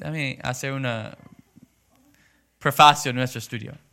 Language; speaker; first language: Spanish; non-native, learner; English